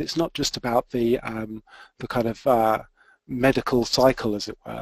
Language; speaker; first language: English; native; English